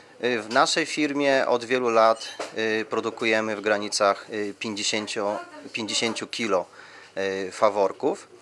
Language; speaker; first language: Polish; native; Polish